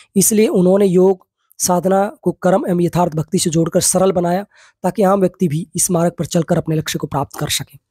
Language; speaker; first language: Hindi; native; Hindi